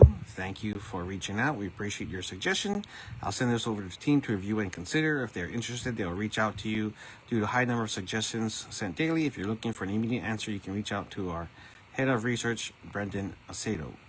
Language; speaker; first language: English; native; English